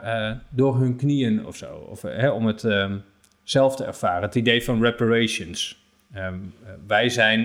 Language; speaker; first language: Dutch; native; Dutch